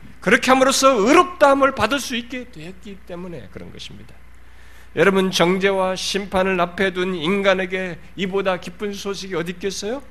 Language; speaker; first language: Korean; native; Korean